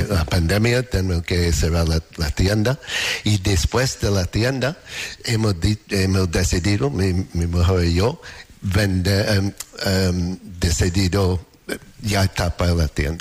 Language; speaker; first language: Spanish; non-native, learner; English